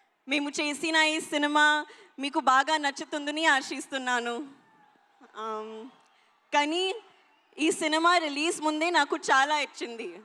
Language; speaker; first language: Telugu; non-native, learner; Hindi